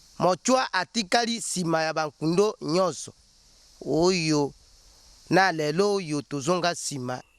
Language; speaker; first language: Lingala; non-native, local second language; Mongo